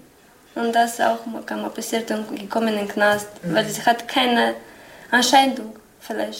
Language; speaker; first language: German; non-native, learner; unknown